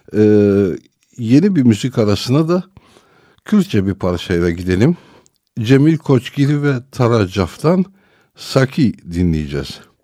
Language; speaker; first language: Turkish; non-native, local second language; Armenian